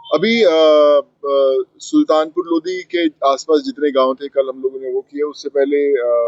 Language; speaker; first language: Hindi; non-native, local second language; Punjabi